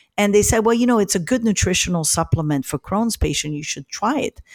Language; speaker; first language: English; early bilingual, other home language; French